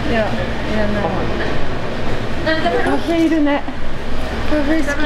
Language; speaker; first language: Japanese; non-native, learner; French